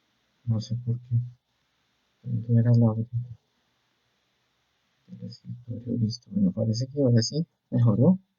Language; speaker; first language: Spanish; native; Spanish